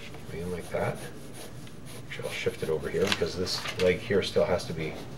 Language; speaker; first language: English; native; English